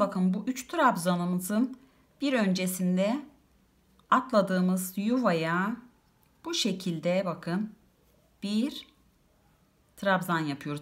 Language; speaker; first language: Turkish; native; Turkish